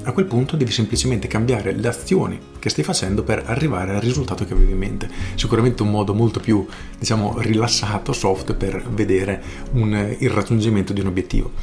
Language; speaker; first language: Italian; native; Italian